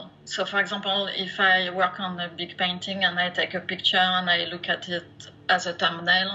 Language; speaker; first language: English; non-native, fluent; French